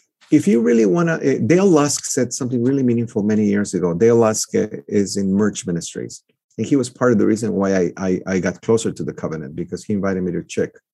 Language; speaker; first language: English; early bilingual, other home language; Spanish